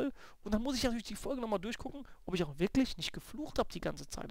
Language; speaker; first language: German; native; German